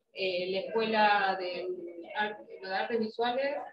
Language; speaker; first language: Spanish; native; Spanish